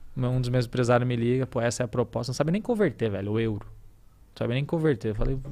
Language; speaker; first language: Portuguese; native; Portuguese